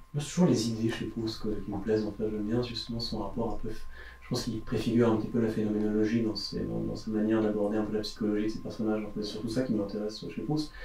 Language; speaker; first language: French; native; French